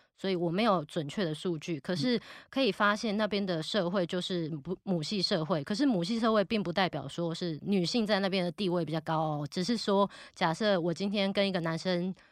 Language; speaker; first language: Chinese; native; Chinese